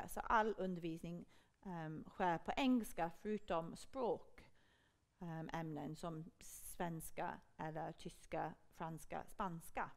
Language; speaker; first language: Swedish; non-native, fluent; English